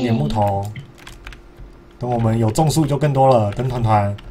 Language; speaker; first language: Chinese; native; Chinese